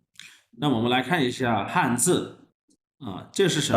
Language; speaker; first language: Chinese; non-native, fluent; Urdu